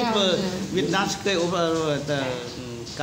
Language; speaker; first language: Russian; non-native, learner; Vietnamese